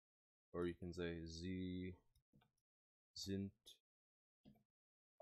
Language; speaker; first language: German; non-native, learner; English